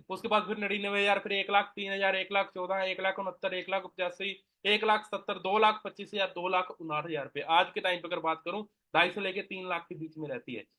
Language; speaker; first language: Hindi; non-native, local second language; Punjabi